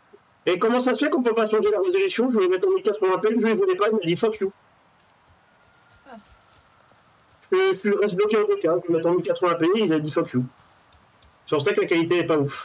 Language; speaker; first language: French; native; French